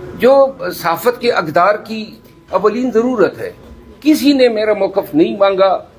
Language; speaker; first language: Urdu; non-native, local second language; Pashto